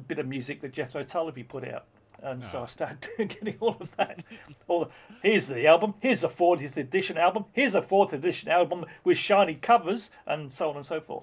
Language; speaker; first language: English; native; English